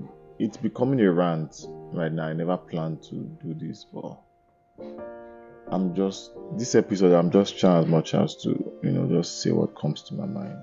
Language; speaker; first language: English; non-native, local second language; Igbo